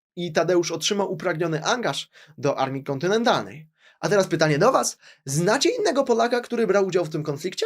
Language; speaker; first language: Polish; native; Polish